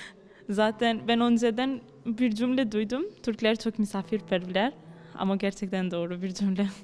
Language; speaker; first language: Turkish; non-native, learner; Albanian